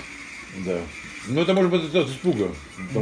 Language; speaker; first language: Russian; native; Russian